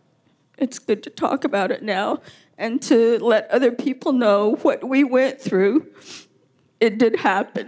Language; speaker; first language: English; early bilingual, other home language; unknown